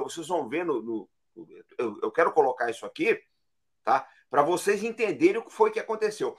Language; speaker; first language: Portuguese; native; Portuguese